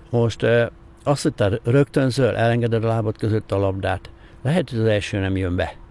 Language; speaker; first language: Hungarian; native; Hungarian